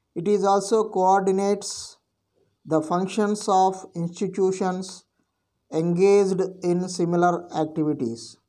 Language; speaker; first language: English; non-native, local second language; Telugu